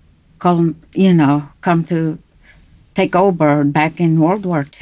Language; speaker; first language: English; non-native, local second language; Cebuano